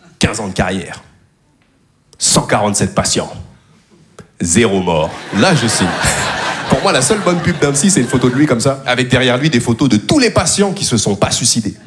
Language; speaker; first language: French; native; French